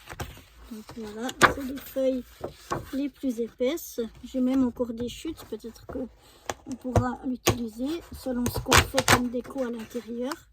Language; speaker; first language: French; native; French